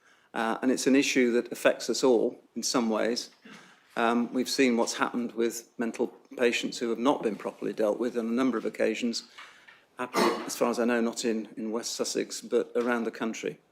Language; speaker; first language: English; native; English